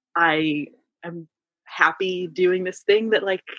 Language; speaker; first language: English; early bilingual, other home language; Yoruba